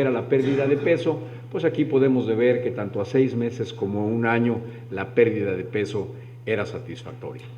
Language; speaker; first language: Spanish; native; Spanish